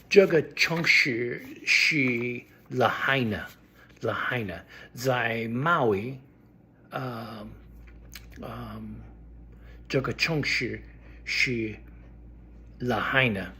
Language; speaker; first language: Chinese; non-native, learner; English